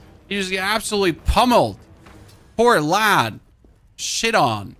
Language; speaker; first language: English; non-native, fluent; German